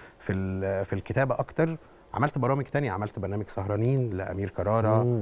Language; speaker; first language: Arabic; native; Arabic